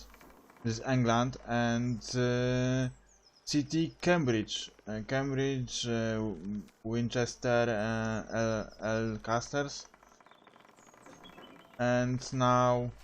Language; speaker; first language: English; non-native, learner; Polish